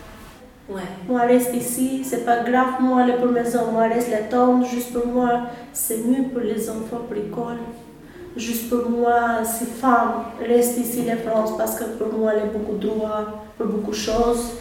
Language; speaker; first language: French; non-native, learner; Albanian